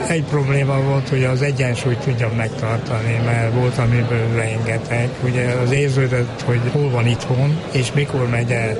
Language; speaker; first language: Hungarian; native; Hungarian